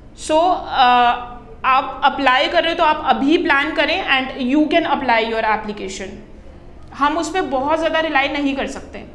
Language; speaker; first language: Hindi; non-native, local second language; Punjabi